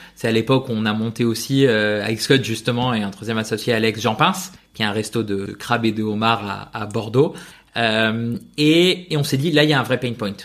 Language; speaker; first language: French; non-native, fluent; Spanish